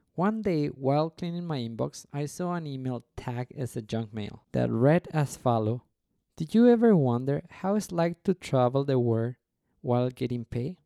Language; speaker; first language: English; non-native, fluent; Spanish